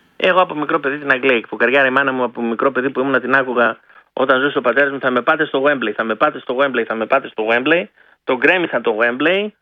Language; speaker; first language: Greek; early bilingual, heritage; Greek